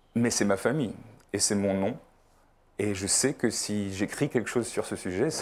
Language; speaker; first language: French; non-native, fluent; Polish